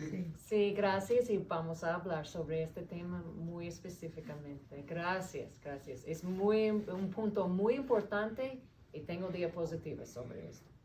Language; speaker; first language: Spanish; non-native, fluent; English